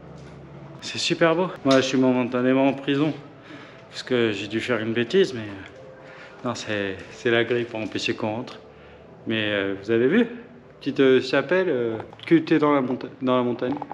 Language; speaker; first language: French; native; French